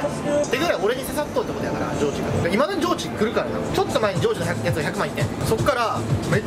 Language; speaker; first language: Japanese; native; Japanese